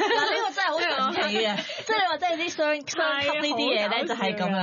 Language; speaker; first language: Cantonese; native; Cantonese